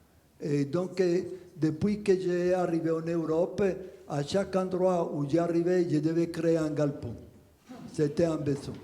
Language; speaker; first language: French; non-native, fluent; Spanish